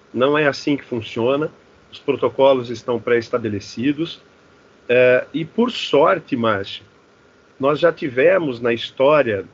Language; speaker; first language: Portuguese; native; Portuguese